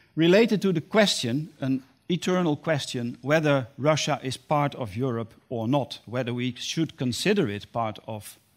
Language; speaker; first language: English; non-native, fluent; Dutch